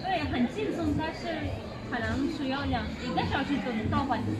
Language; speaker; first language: Chinese; non-native, learner; Urdu